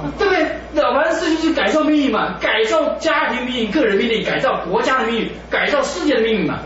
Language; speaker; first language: Chinese; native; Chinese